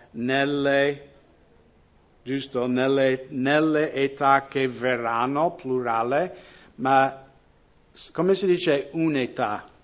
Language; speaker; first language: Italian; non-native, fluent; English